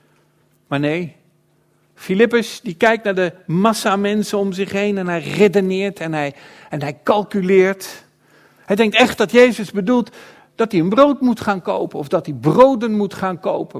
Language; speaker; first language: Dutch; native; Dutch